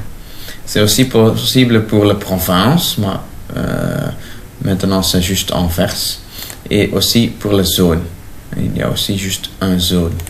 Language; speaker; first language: French; non-native, local second language; Dutch